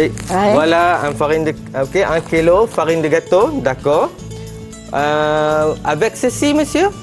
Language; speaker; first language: French; non-native, fluent; Malay